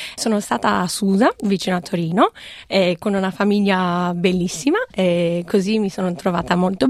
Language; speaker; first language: Italian; non-native, fluent; English